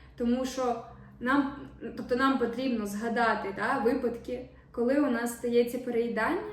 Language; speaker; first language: Ukrainian; non-native, local second language; Russian